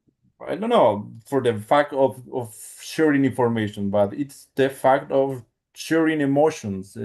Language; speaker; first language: English; non-native, learner; Spanish